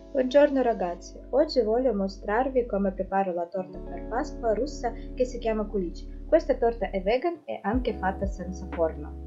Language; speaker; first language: Italian; non-native, fluent; Russian